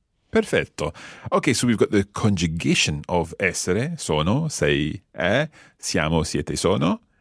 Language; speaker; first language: Italian; non-native, fluent; English